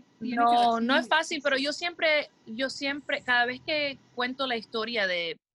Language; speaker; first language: Spanish; early bilingual, heritage; Spanish